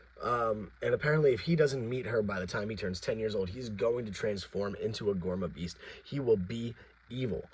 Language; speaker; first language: English; native; English